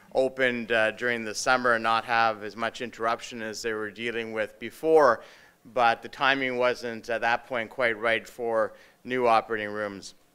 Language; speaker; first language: English; native; English